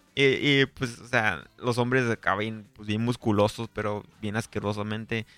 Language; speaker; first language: Spanish; native; Spanish